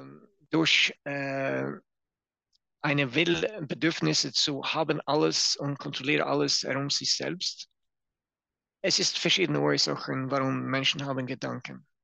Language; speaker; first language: German; non-native, learner; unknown